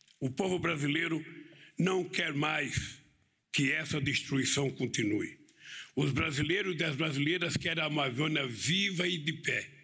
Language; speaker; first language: Portuguese; native; Portuguese